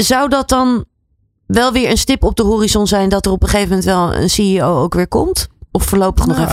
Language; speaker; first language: Dutch; native; Dutch